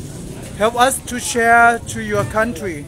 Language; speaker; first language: English; non-native, learner; Thai